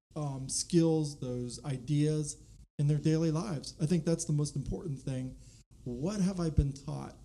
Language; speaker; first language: English; native; English